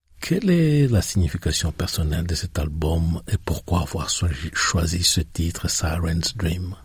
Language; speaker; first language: French; native; French